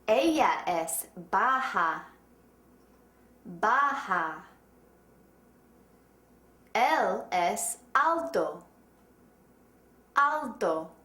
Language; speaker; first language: Spanish; non-native, fluent; English